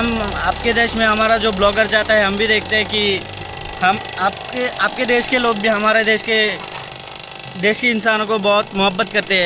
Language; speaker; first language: Hindi; non-native, learner; Bangla